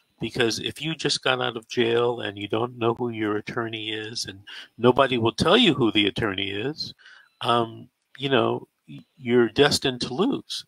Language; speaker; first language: English; native; English